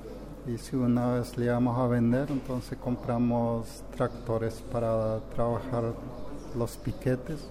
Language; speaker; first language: Spanish; non-native, local second language; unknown